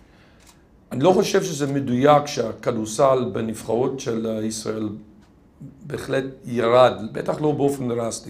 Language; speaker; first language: Hebrew; non-native, fluent; English